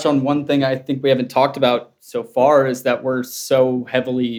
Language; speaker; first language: English; native; English